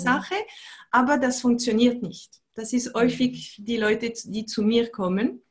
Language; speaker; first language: German; non-native, fluent; French